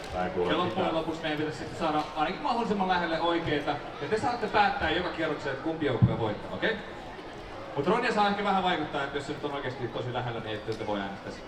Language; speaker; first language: Finnish; native; Finnish